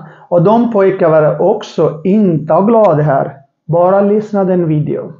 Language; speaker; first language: Swedish; non-native, learner; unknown